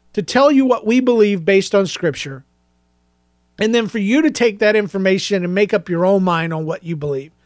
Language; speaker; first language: English; native; English